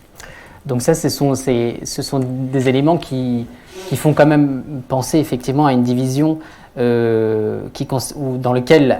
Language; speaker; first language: French; native; French